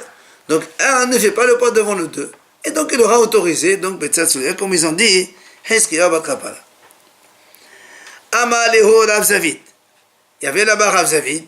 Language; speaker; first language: French; native; French